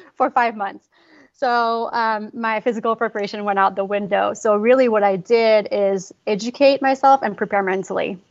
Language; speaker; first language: English; non-native, fluent; French